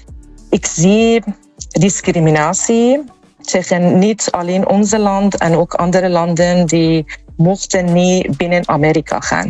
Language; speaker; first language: Dutch; non-native, fluent; Persian